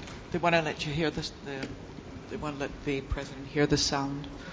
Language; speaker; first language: English; non-native, fluent; Italian